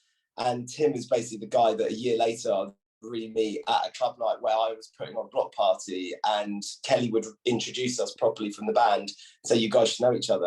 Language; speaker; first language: English; native; English